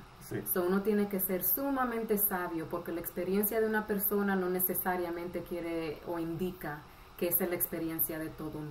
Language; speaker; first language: Spanish; early bilingual, heritage; Spanish